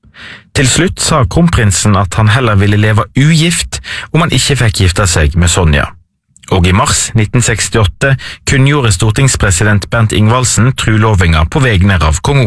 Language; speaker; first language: Norwegian; native; Norwegian